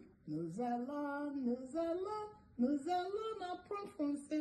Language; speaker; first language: French; non-native, fluent; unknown